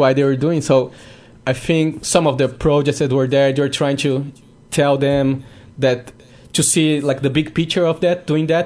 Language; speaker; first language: English; non-native, fluent; Portuguese